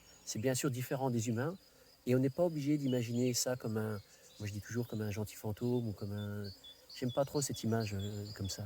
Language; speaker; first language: French; native; French